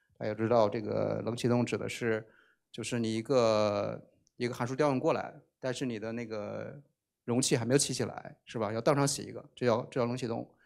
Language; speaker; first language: Chinese; native; Chinese